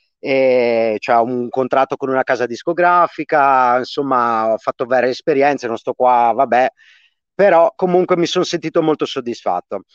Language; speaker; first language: Italian; native; Italian